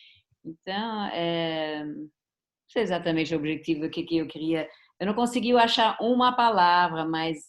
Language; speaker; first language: Portuguese; non-native, fluent; German